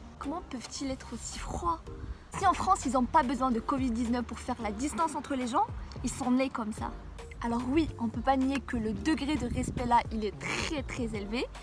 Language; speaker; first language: French; non-native, local second language; Arabic